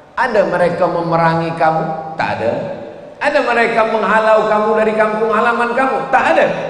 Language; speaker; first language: Malay; native; Malay